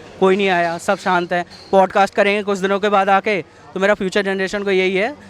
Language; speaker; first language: Hindi; native; Hindi